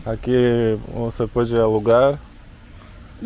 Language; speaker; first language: Portuguese; non-native, learner; Russian